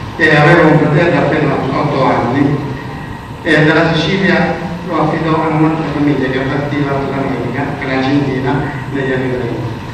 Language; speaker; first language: Italian; native; Italian